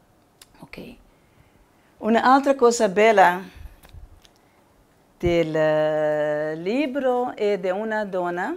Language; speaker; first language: Italian; non-native, learner; Spanish